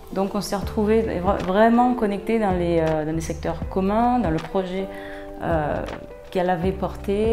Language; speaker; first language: English; non-native, learner; French